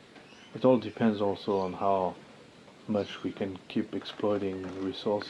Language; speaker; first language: English; non-native, fluent; Chinese